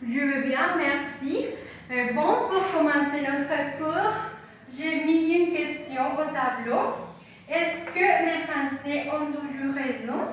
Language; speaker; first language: French; non-native, fluent; Spanish